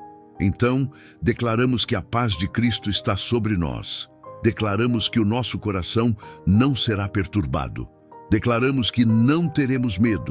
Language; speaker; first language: Portuguese; native; Portuguese